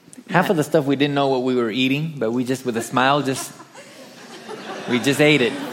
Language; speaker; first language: English; early bilingual, other home language; Spanish